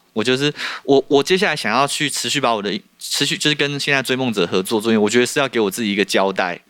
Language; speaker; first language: Chinese; native; Chinese